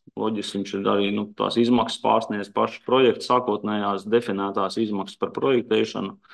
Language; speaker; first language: Latvian; native; Latvian